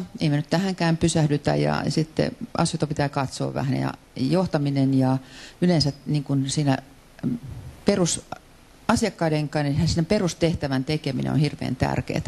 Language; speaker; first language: Finnish; native; Finnish